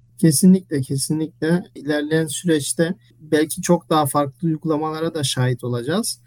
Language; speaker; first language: Turkish; early bilingual, heritage; Turkish